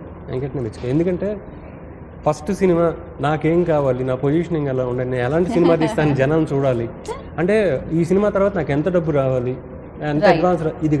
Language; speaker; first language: Telugu; native; Telugu